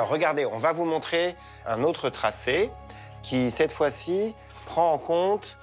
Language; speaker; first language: French; native; French